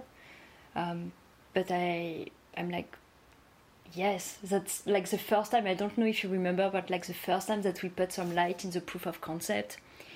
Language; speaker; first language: English; non-native, fluent; French